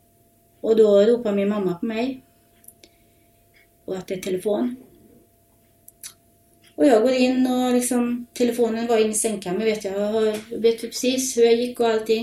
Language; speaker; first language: Swedish; native; Swedish